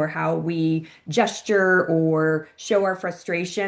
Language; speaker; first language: English; native; English